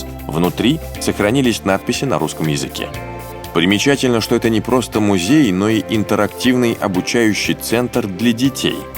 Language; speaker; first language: Russian; native; Russian